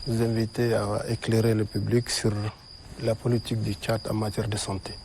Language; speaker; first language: French; non-native, local second language; Arabic